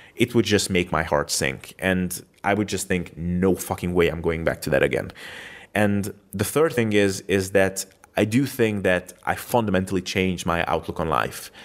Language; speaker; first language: English; non-native, fluent; Hungarian